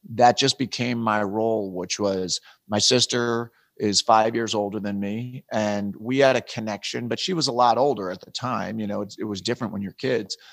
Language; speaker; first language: English; native; English